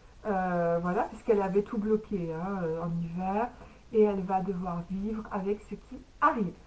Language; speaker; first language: French; native; French